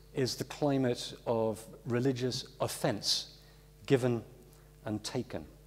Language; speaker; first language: English; native; English